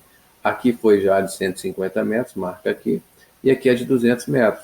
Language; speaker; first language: Portuguese; native; Portuguese